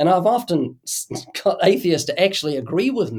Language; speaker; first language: English; native; English